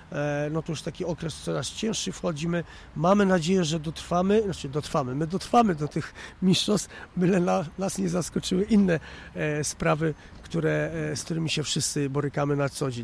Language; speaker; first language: Polish; native; Polish